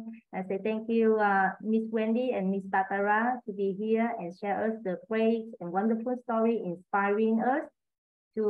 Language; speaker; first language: English; non-native, learner; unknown